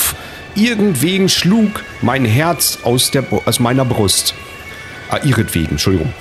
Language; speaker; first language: German; native; German